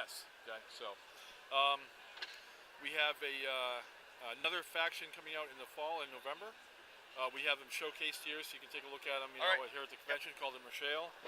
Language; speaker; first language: English; native; English